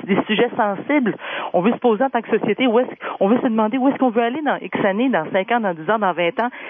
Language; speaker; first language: French; native; French